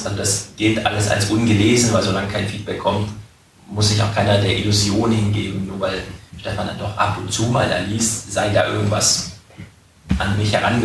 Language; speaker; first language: German; native; German